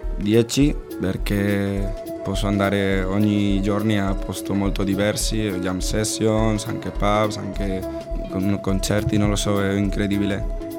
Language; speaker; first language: Italian; non-native, learner; Spanish